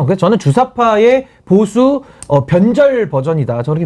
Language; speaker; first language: Korean; native; Korean